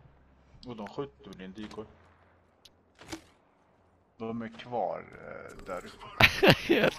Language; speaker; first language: Swedish; native; Swedish